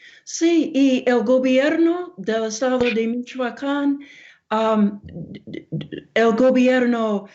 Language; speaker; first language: Spanish; non-native, learner; English